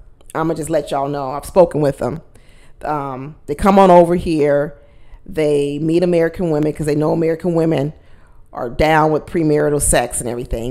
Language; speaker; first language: English; native; English